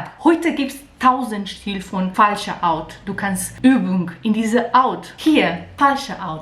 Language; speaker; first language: German; non-native, learner; Portuguese